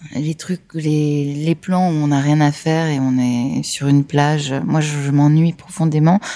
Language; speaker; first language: French; native; French